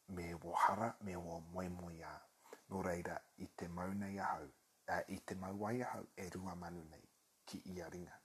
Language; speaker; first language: Māori; non-native, local second language; English